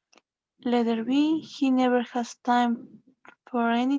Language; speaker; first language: English; non-native, learner; Spanish